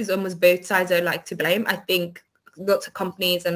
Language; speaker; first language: English; non-native, local second language; Yoruba